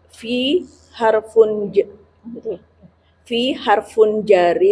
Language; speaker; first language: Arabic; non-native, learner; Indonesian